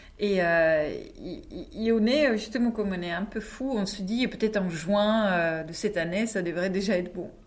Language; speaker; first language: French; non-native, fluent; Czech